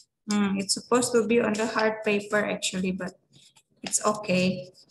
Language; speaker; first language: English; non-native, fluent; Indonesian